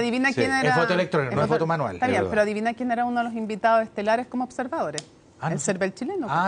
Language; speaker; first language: Spanish; native; Spanish